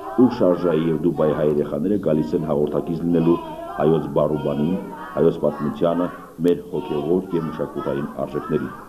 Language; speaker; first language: Armenian; native; Armenian